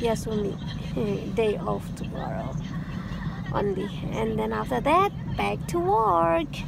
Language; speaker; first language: English; non-native, fluent; Indonesian